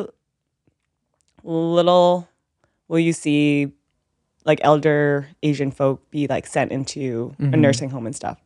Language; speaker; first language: English; early bilingual, other home language; Vietnamese